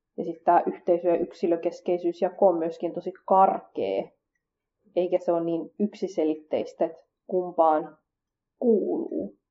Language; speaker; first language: Finnish; early bilingual, other home language; Kurdish